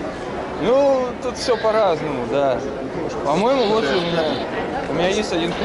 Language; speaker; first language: Russian; native; Russian